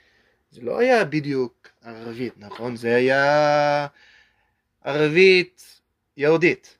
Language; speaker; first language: Hebrew; non-native, learner; English